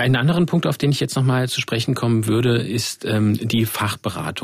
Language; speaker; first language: German; native; German